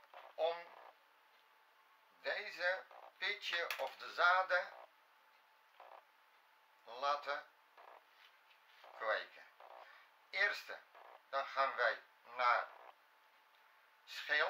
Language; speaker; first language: Dutch; non-native, fluent; Arabic